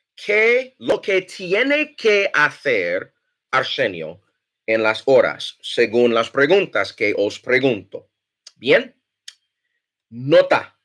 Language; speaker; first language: Spanish; non-native, fluent; English